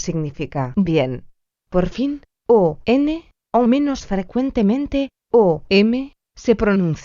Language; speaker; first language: Spanish; non-native, fluent; French